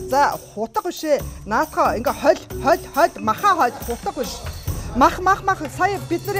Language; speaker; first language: Mongolian; native; Mongolian